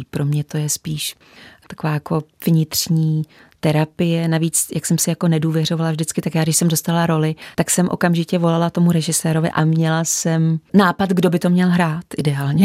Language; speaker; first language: Czech; native; Czech